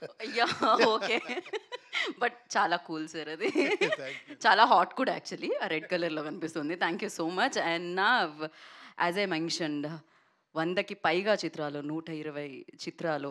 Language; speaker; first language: Telugu; native; Telugu